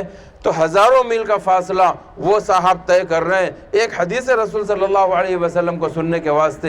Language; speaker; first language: Urdu; native; Urdu